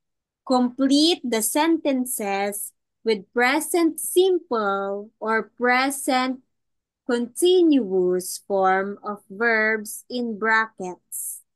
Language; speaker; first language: English; non-native, local second language; Filipino